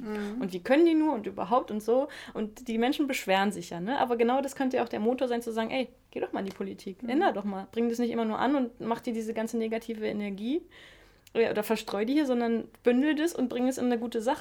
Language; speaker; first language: German; native; German